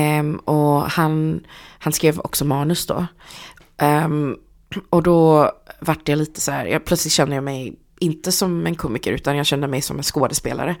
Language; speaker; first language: Swedish; early bilingual, other home language; Chinese